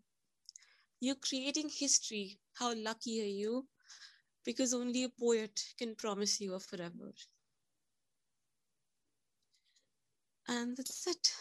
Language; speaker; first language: English; non-native, local second language; Hindi